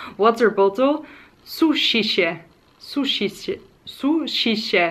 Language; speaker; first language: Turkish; non-native, learner; Dutch